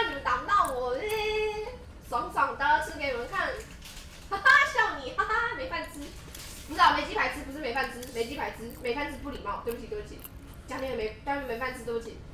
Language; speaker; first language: Chinese; native; Chinese